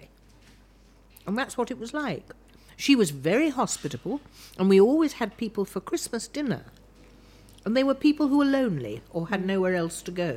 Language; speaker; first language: English; native; English